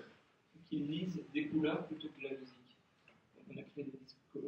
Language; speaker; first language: French; native; French